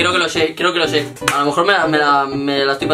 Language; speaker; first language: Spanish; native; Spanish